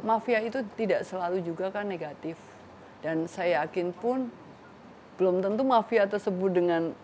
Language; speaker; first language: Indonesian; native; Indonesian